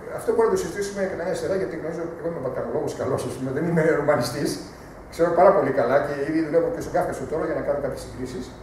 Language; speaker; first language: Greek; native; Greek